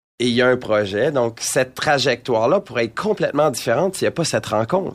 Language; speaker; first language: French; native; French